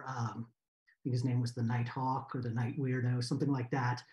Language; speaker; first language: English; native; English